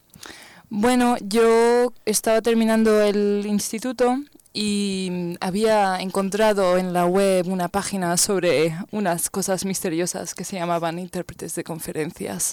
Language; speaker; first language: Spanish; non-native, fluent; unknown